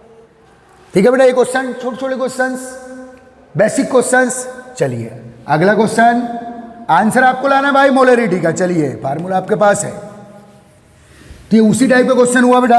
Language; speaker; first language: Hindi; native; Hindi